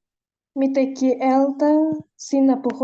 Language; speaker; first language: Finnish; non-native, learner; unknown